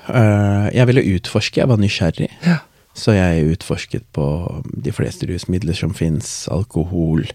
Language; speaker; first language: Norwegian; non-native, local second language; Tamil